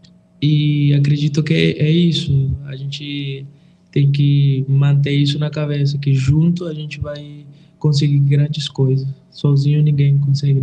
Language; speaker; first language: Portuguese; non-native, fluent; Spanish